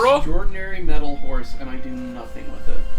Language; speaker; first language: English; native; English